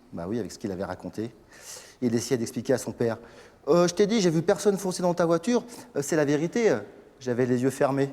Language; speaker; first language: French; native; French